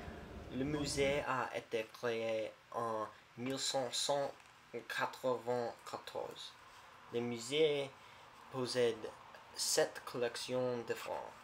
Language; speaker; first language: French; non-native, learner; English